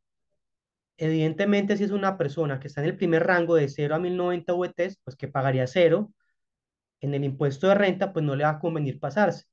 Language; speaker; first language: Spanish; native; Spanish